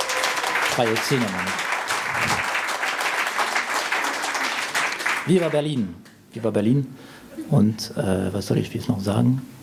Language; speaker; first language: German; non-native, fluent; French